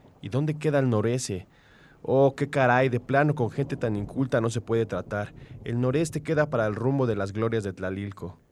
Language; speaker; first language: Spanish; native; Spanish